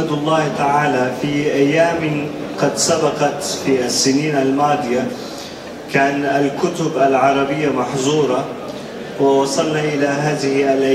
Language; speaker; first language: Arabic; non-native, fluent; Turkish